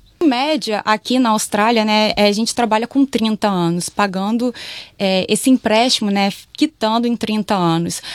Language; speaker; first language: Portuguese; native; Portuguese